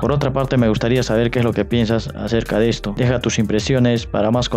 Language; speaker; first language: Spanish; native; Spanish